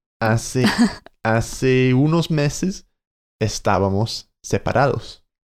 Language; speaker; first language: Spanish; non-native, fluent; English